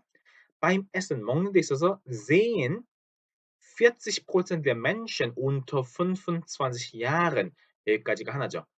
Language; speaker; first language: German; non-native, fluent; Korean